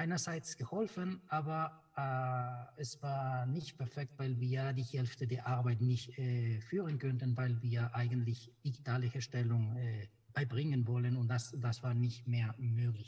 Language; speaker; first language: German; non-native, fluent; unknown